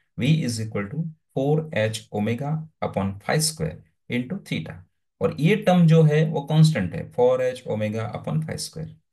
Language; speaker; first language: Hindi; non-native, local second language; Gujarati